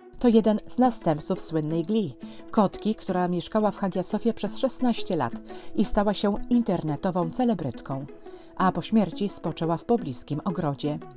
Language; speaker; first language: Polish; native; Polish